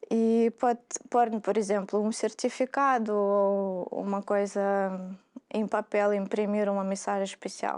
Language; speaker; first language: Portuguese; non-native, fluent; Russian